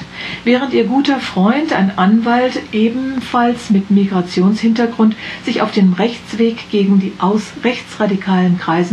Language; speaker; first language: German; native; German